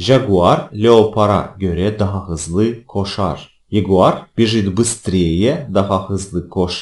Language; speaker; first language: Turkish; non-native, fluent; Russian